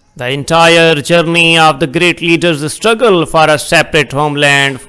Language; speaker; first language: English; non-native, local second language; Urdu